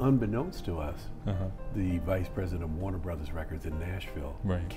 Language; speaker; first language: English; native; English